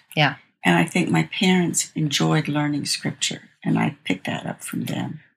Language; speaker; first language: English; native; English